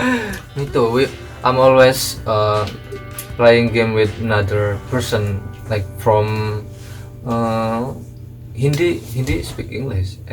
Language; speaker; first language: English; non-native, learner; Indonesian